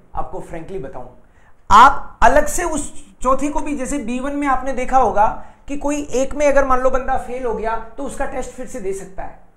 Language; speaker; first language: Hindi; native; Hindi